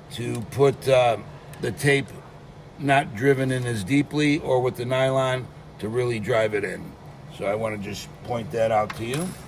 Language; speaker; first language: English; native; English